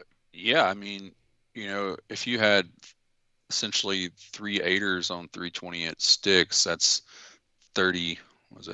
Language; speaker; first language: English; native; English